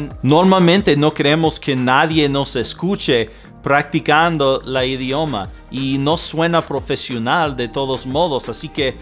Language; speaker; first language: Spanish; non-native, fluent; English